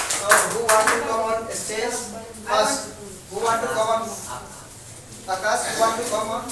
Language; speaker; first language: English; non-native, local second language; Hindi